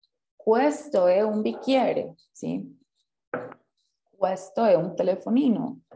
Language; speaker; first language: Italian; non-native, fluent; Spanish